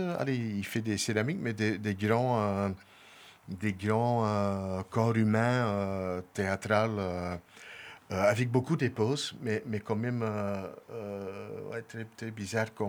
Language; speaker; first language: French; non-native, local second language; Dutch